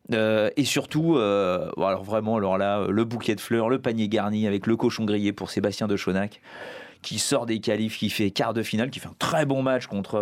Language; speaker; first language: French; native; French